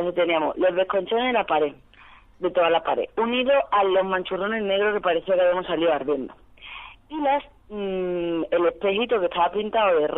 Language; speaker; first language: Spanish; native; Spanish